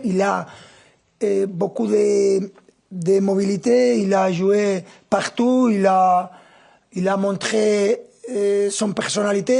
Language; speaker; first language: French; non-native, fluent; Spanish